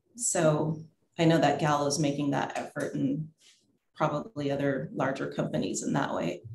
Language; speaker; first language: English; native; English